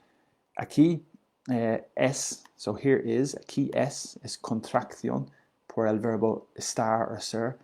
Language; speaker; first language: Spanish; non-native, learner; English